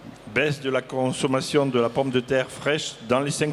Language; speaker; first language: French; native; French